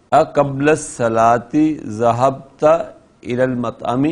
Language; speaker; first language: Arabic; non-native, fluent; Urdu